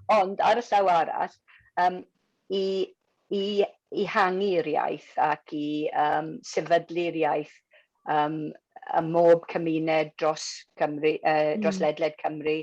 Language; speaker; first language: Welsh; non-native, local second language; English